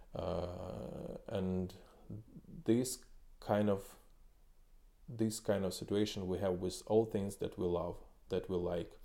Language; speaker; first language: English; non-native, fluent; Ukrainian